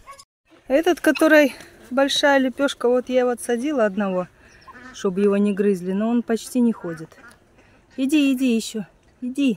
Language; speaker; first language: Russian; native; Russian